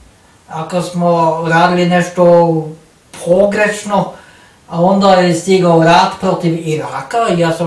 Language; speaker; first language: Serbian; non-native, learner; Norwegian